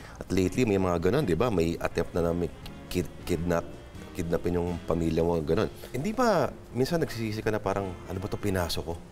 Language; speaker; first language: Filipino; native; Filipino